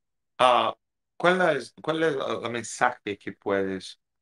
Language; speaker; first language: Spanish; non-native, fluent; Portuguese